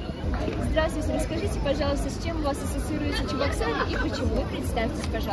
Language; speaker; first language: Russian; native; Russian